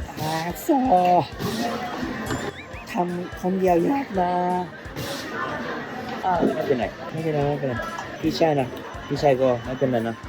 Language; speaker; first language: Thai; non-native, learner; Japanese